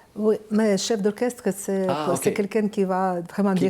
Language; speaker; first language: French; non-native, learner; Ukrainian